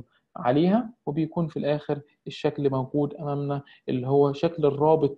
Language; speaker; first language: Arabic; native; Arabic